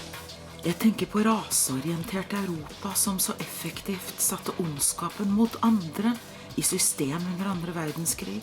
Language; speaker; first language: Norwegian; early bilingual, heritage; Norwegian